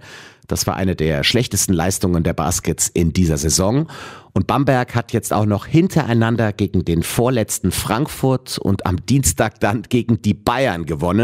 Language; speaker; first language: German; native; German